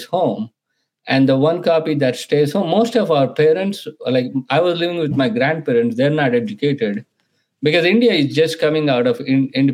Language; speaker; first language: English; non-native, local second language; Telugu